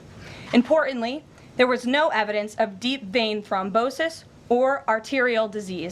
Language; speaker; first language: English; native; English